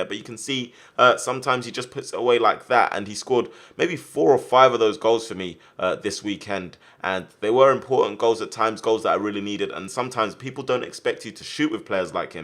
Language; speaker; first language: English; native; English